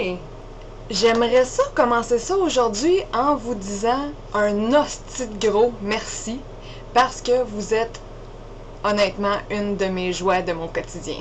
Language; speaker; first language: French; native; French